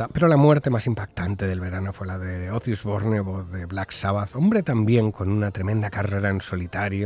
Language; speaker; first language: Spanish; native; Spanish